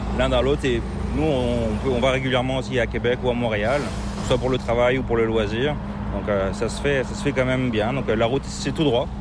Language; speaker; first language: French; native; French